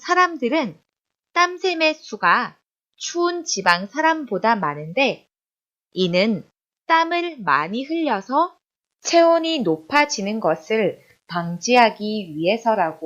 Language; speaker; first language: Korean; native; Korean